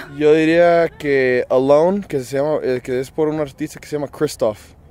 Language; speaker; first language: Spanish; early bilingual, other home language; English